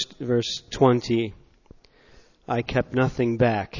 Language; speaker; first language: English; native; English